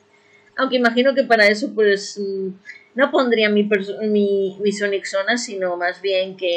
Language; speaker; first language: Spanish; native; Spanish